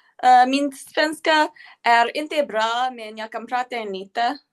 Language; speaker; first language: Swedish; non-native, learner; English